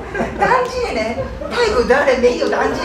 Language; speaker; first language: Chinese; non-native, fluent; Japanese